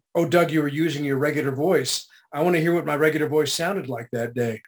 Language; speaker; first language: English; native; English